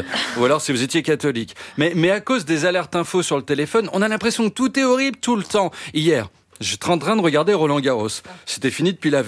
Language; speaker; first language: French; native; French